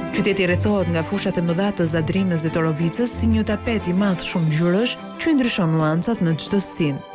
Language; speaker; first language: Albanian; native; Albanian